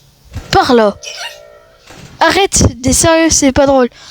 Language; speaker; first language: French; native; French